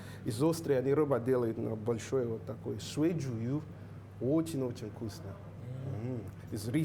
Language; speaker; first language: Russian; non-native, learner; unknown